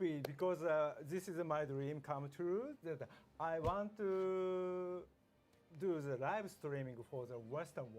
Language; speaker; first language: English; non-native, learner; Japanese